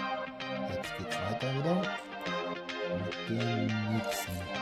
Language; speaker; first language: German; native; German